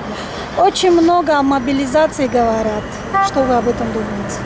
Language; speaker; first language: Russian; non-native, local second language; Tajik